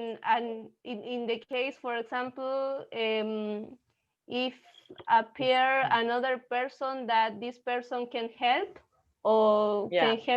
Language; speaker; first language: English; non-native, learner; Spanish